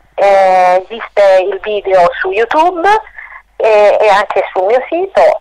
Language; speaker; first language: Italian; native; Italian